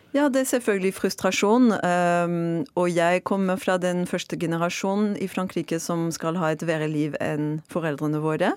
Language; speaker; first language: Norwegian; non-native, fluent; French